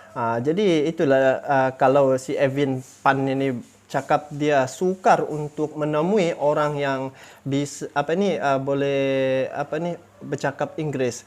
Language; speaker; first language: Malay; native; Malay